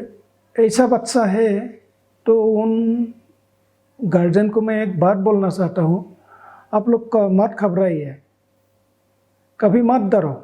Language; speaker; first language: Hindi; non-native, local second language; Assamese